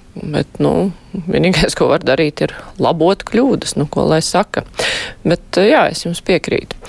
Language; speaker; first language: Latvian; native; Latvian